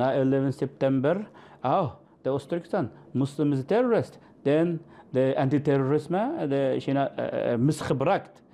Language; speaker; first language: Dutch; non-native, learner; Uyghur